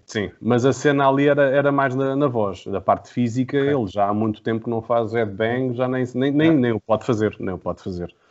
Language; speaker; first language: Portuguese; native; Portuguese